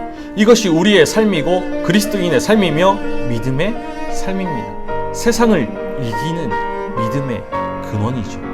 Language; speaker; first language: Korean; native; Korean